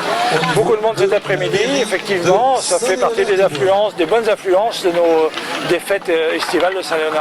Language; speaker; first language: French; native; French